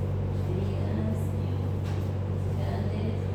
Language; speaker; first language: Spanish; native; Spanish